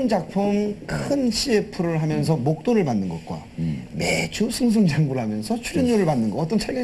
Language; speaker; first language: Korean; native; Korean